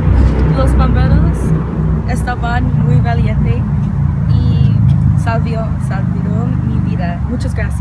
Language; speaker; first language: Spanish; non-native, learner; English